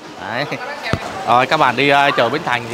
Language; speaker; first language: Vietnamese; native; Vietnamese